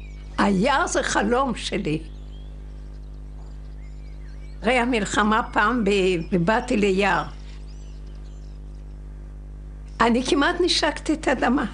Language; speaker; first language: Hebrew; non-native, fluent; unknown